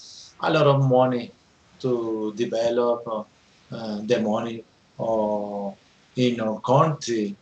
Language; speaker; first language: English; non-native, learner; Spanish